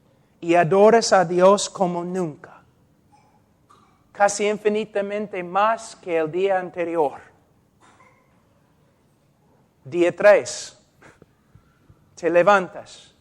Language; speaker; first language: Spanish; non-native, fluent; English